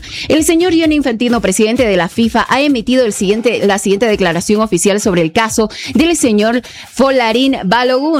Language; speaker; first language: Spanish; native; Spanish